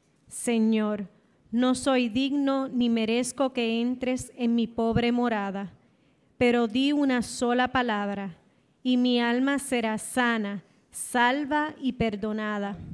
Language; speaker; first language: Spanish; native; Spanish